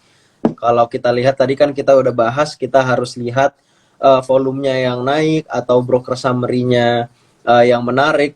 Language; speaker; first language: Indonesian; native; Indonesian